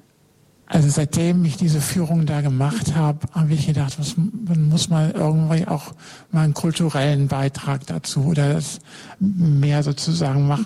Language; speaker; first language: German; native; German